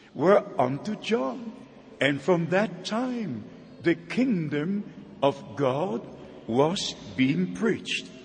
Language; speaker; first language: English; non-native, fluent; German